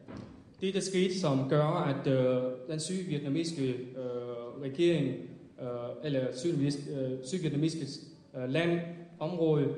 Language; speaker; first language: Danish; non-native, fluent; Vietnamese